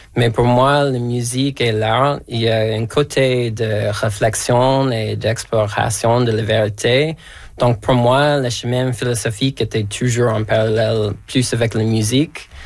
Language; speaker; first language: French; non-native, local second language; English